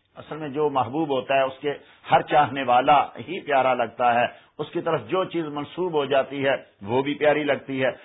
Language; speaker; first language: Urdu; native; Urdu